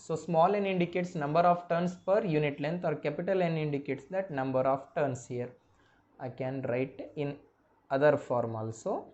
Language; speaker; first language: English; non-native, local second language; Kannada